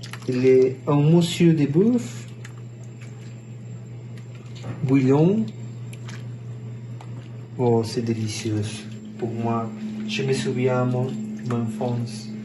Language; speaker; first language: French; non-native, learner; Spanish